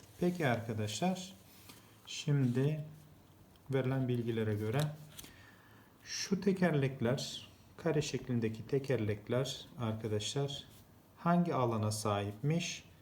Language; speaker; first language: Turkish; native; Turkish